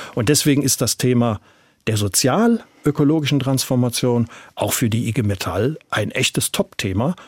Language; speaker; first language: German; native; German